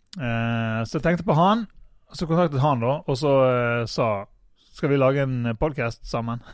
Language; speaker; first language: Norwegian; native; Norwegian